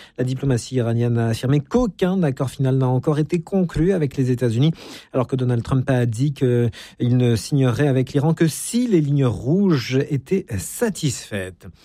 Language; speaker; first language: French; native; French